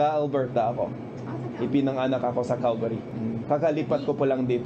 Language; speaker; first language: Filipino; non-native, fluent; English